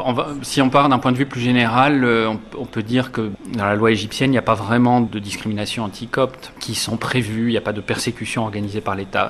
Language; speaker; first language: French; native; French